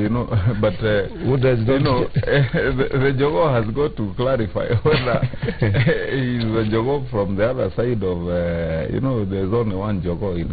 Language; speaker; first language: English; non-native, local second language; Kikuyu